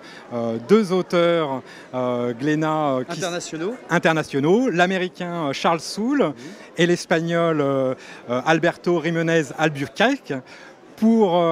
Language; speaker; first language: French; native; French